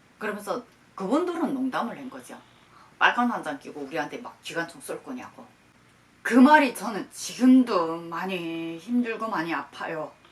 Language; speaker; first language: Korean; native; Korean